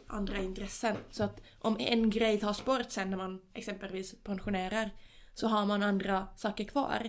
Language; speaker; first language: Swedish; non-native, fluent; Finnish